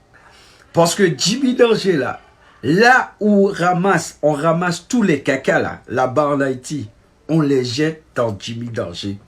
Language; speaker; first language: French; non-native, local second language; Haitian Creole